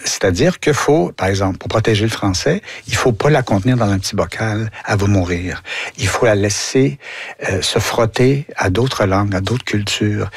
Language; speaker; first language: French; native; French